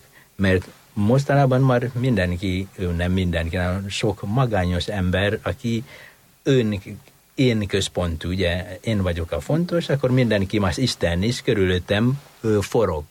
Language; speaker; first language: Hungarian; non-native, fluent; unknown